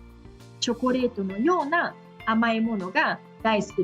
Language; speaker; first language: Japanese; non-native, fluent; Portuguese